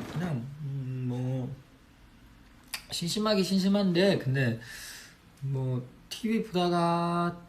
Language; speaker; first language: Korean; non-native, fluent; Chinese